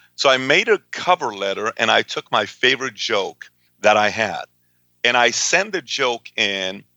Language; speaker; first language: English; early bilingual, other home language; Persian